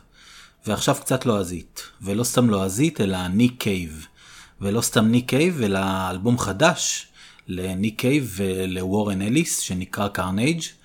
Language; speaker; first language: Hebrew; native; Hebrew